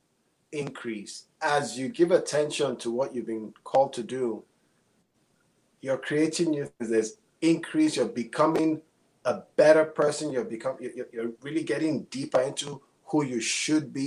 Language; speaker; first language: English; non-native, local second language; Yoruba